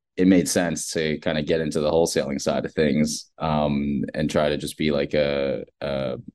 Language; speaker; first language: English; native; English